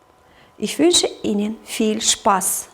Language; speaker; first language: German; non-native, fluent; Kyrgyz